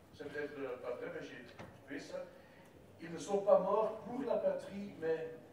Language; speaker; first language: French; non-native, local second language; Dutch